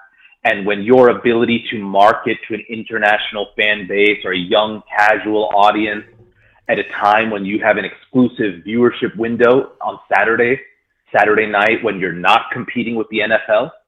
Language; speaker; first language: English; native; English